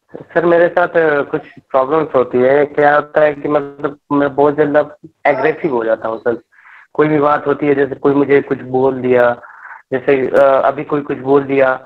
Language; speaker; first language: Hindi; native; Hindi